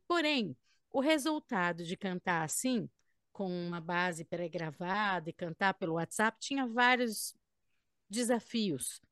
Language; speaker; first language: Portuguese; native; Portuguese